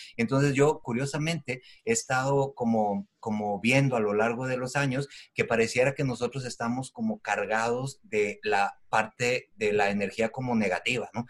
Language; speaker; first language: Spanish; native; Spanish